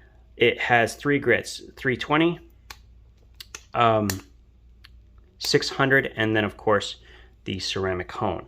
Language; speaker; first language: English; native; English